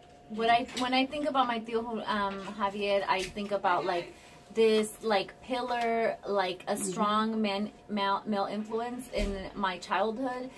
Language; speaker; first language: English; early bilingual, other home language; Spanish